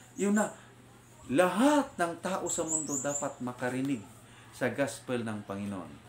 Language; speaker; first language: Filipino; non-native, local second language; Iloko